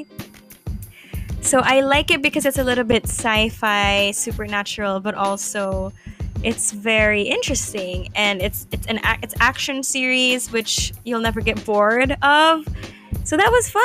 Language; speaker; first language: English; non-native, local second language; Filipino